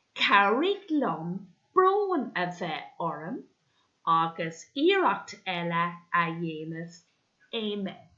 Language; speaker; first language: Irish; non-native, local second language; English